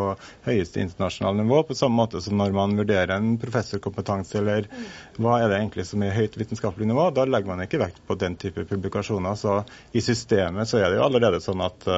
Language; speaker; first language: Norwegian; native; Norwegian